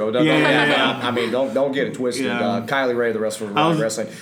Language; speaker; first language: English; native; English